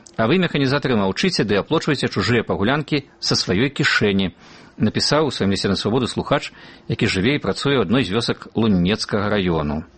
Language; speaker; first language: Belarusian; native; Belarusian